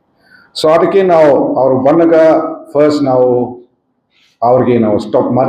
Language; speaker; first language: Kannada; non-native, fluent; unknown